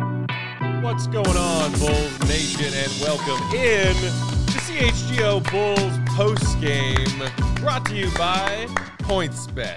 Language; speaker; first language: English; native; English